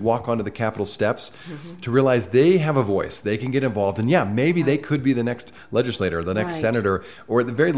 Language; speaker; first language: English; native; English